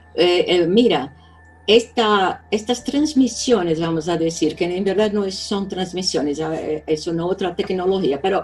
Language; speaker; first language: Spanish; non-native, fluent; Portuguese